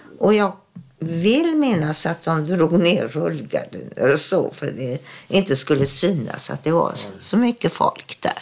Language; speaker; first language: Swedish; early bilingual, other home language; German